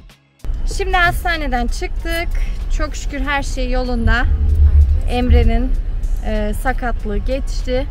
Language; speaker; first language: Turkish; early bilingual, heritage; Turkish